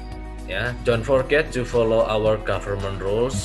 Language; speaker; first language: English; non-native, learner; Indonesian